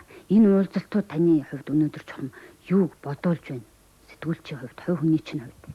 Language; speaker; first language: Mongolian; native; Mongolian